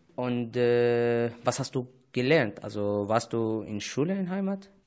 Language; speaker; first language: German; non-native, fluent; Arabic